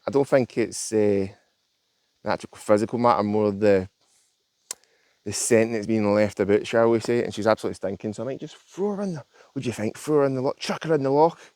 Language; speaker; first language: English; native; English